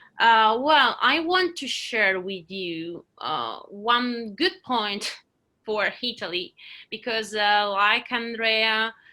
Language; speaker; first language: English; non-native, learner; Italian